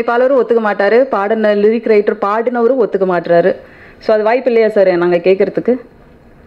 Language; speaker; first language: Tamil; native; Tamil